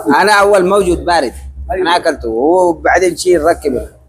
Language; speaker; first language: Arabic; non-native, learner; Bangla